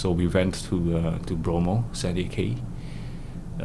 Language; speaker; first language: English; non-native, local second language; Cantonese